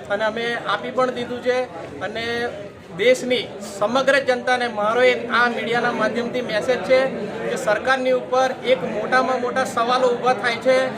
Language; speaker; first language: Gujarati; native; Gujarati